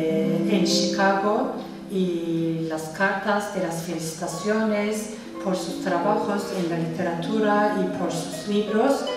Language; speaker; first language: Spanish; non-native, fluent; Turkish